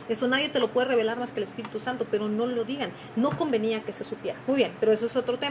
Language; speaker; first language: Spanish; native; Spanish